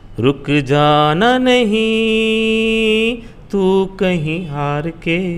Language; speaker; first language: Hindi; native; Hindi